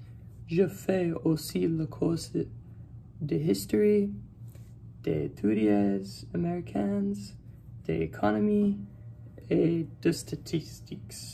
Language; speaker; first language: French; non-native, learner; English